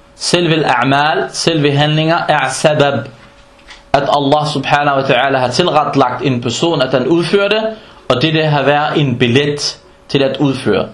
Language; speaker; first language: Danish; non-native, fluent; Arabic